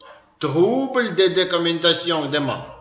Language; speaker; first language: French; non-native, learner; Ukrainian